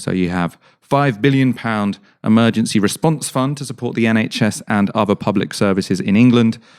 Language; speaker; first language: English; native; English